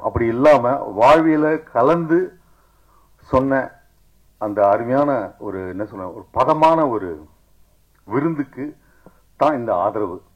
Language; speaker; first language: Tamil; native; Tamil